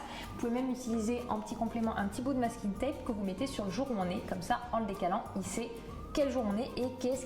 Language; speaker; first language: French; native; French